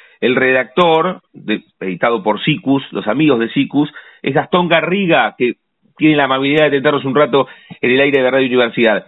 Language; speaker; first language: Spanish; native; Spanish